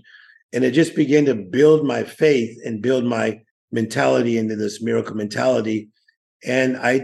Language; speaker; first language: English; native; English